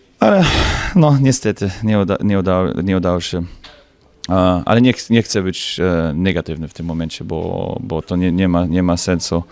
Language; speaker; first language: Polish; non-native, learner; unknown